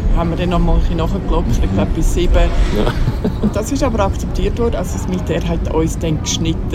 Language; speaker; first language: German; native; German